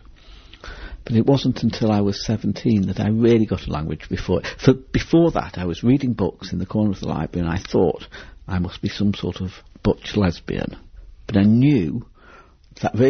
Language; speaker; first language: English; native; English